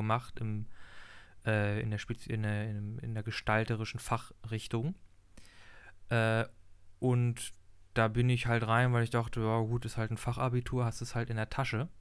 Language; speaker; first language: German; native; German